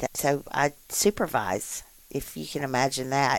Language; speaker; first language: English; native; English